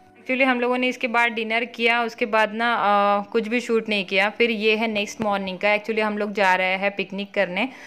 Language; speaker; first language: Hindi; non-native, local second language; Marathi